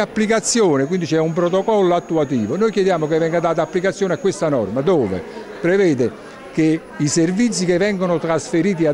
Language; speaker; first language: Italian; native; Italian